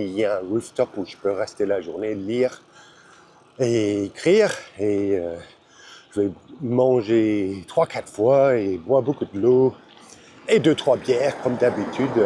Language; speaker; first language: French; non-native, fluent; English